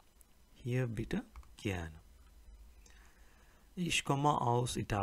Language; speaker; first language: German; non-native, fluent; English